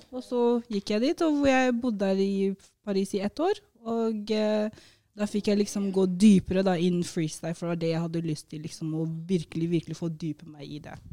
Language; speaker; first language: Norwegian; early bilingual, other home language; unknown